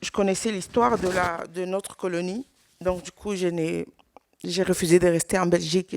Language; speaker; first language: French; non-native, local second language; Swahili